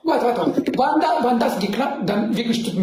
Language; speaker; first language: German; non-native, learner; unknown